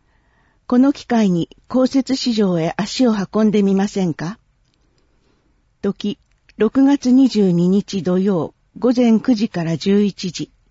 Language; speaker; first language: Japanese; native; Japanese